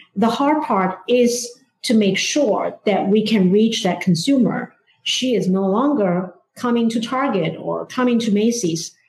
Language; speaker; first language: English; non-native, fluent; Chinese